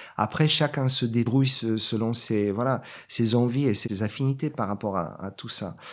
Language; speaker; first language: French; non-native, fluent; Bulgarian